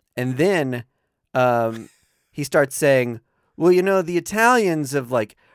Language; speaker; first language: English; early bilingual, other home language; Italian